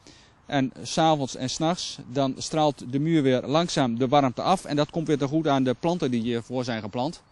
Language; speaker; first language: Dutch; native; Dutch